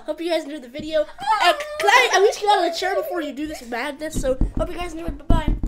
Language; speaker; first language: English; native; English